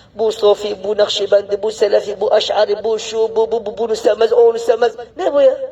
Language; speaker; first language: Turkish; non-native, fluent; Arabic